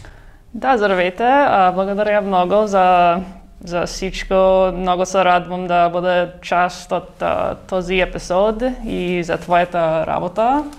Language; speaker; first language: Bulgarian; non-native, learner; English